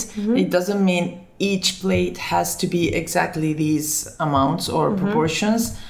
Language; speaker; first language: English; early bilingual, other home language; Finnish